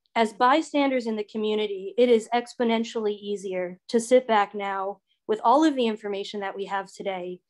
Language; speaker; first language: English; native; English